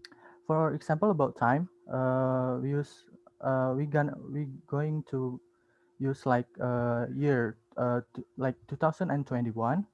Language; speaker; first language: English; non-native, learner; Indonesian